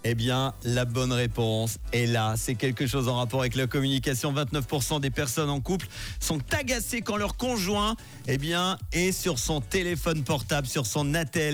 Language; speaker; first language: French; native; French